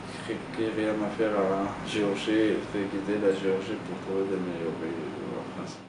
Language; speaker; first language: French; non-native, fluent; Georgian